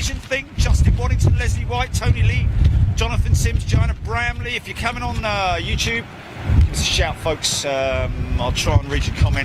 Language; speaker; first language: English; native; English